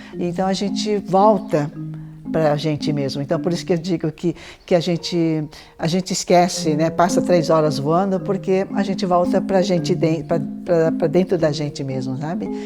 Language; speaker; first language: Portuguese; early bilingual, other home language; Chinese